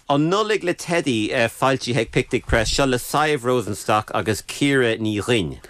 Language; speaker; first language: Irish; native; Irish